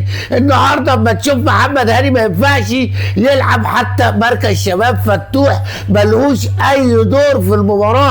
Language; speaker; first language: Arabic; native; Arabic